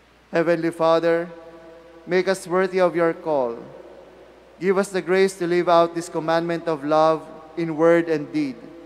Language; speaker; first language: English; non-native, local second language; Filipino